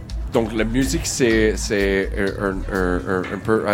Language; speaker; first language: French; non-native, learner; English